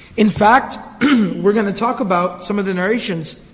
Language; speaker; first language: English; native; English